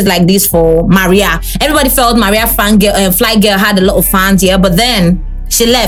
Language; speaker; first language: English; non-native, local second language; Igbo